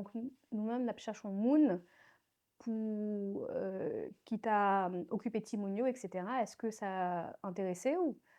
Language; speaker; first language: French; early bilingual, other home language; Haitian Creole